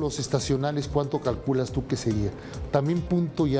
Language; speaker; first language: Spanish; native; Spanish